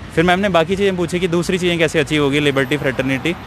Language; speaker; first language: Hindi; native; Hindi